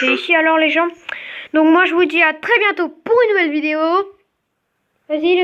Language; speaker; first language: French; native; French